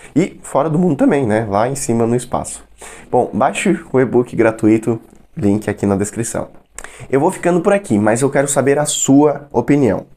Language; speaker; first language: Portuguese; non-native, fluent; Russian